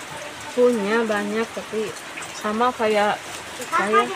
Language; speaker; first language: Indonesian; non-native, local second language; Sundanese